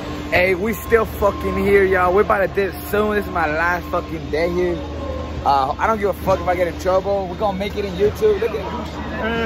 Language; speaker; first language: English; early bilingual, other home language; Spanish